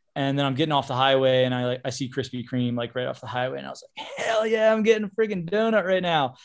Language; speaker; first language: English; native; English